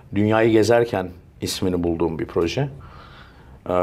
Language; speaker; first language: Turkish; early bilingual, other home language; English